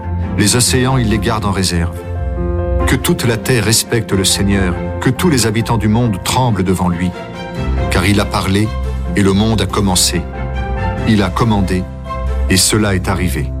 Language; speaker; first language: French; native; French